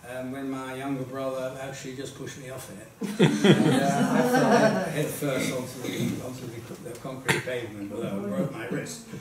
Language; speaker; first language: English; early bilingual, other home language; Dutch